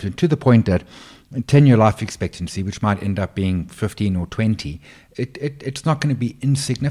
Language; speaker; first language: English; native; English